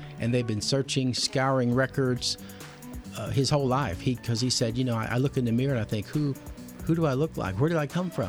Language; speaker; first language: English; native; English